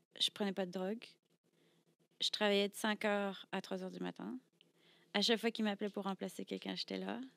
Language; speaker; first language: French; native; French